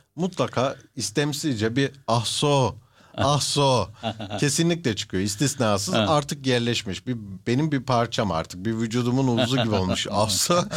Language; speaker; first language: Turkish; early bilingual, heritage; Turkish